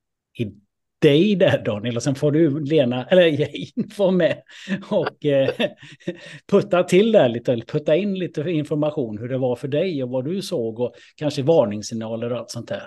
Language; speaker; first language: Swedish; native; Swedish